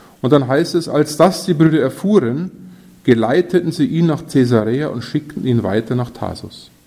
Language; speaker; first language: German; native; German